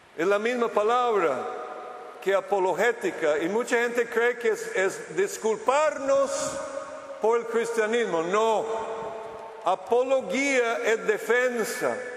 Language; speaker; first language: Spanish; non-native, fluent; English